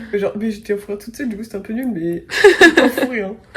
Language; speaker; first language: French; native; French